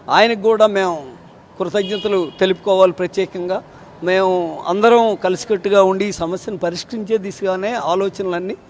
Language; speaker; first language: Telugu; native; Telugu